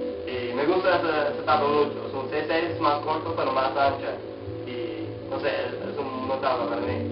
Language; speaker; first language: Spanish; non-native, learner; English